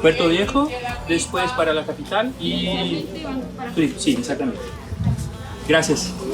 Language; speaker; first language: Spanish; non-native, learner; Portuguese